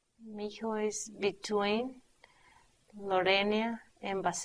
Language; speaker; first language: English; non-native, learner; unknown